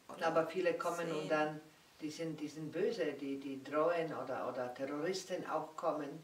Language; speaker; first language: German; non-native, learner; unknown